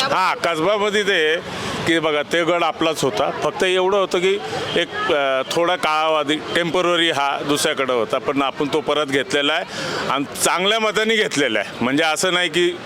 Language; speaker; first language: Marathi; non-native, local second language; Hindi